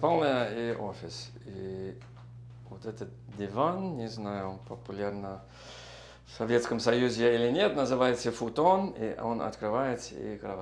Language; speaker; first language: Russian; non-native, learner; English